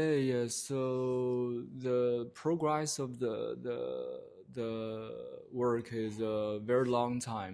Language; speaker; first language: English; non-native, learner; Chinese